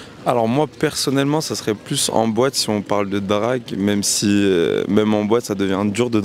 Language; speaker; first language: French; native; French